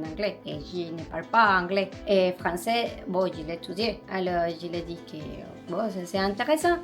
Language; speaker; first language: French; non-native, learner; Spanish